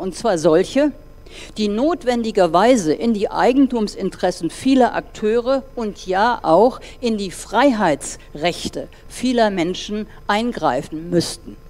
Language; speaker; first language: German; native; German